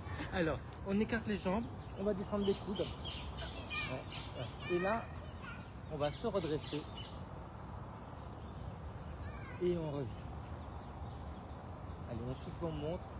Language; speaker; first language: French; native; French